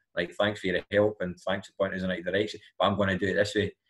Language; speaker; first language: English; native; English